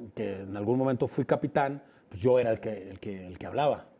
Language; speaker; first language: Spanish; native; Spanish